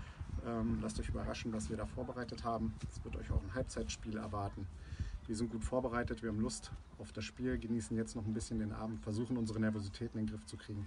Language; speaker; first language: German; native; German